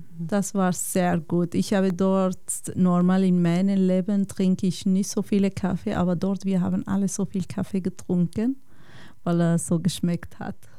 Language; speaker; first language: German; non-native, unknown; Kurdish